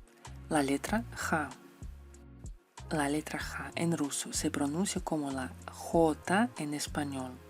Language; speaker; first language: Spanish; non-native, fluent; Russian